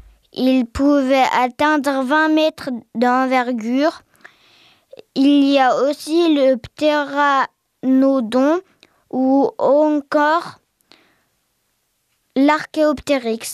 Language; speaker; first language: French; native; French